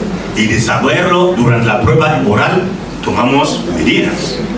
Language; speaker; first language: Spanish; non-native, fluent; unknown